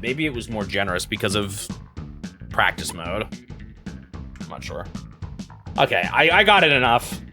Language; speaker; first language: English; native; English